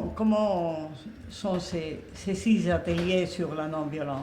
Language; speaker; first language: French; non-native, fluent; Spanish